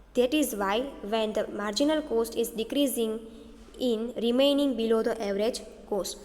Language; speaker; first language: English; non-native, local second language; Gujarati